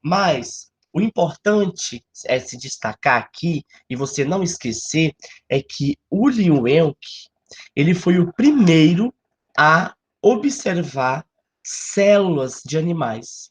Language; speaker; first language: Portuguese; native; Portuguese